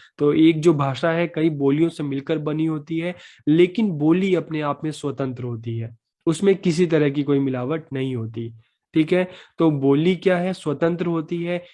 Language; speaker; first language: Hindi; native; Hindi